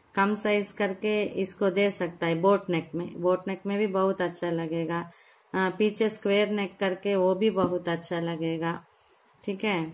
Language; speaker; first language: Hindi; non-native, local second language; Telugu